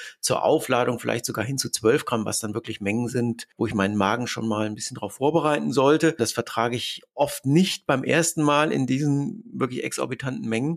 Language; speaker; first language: German; native; German